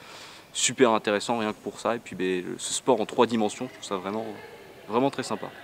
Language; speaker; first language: French; native; French